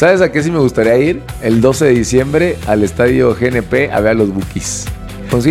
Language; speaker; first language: Spanish; native; Spanish